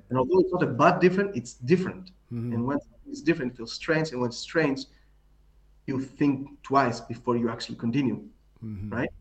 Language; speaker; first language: English; non-native, fluent; Greek